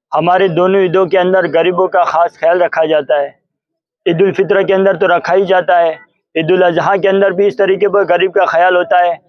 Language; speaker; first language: Urdu; non-native, local second language; Gujarati